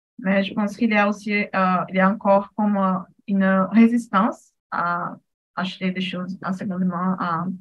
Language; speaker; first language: French; non-native, fluent; Portuguese